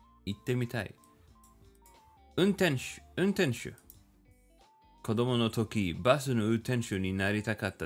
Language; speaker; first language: Japanese; non-native, learner; English